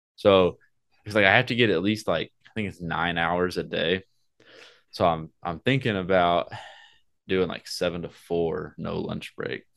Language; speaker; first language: English; native; English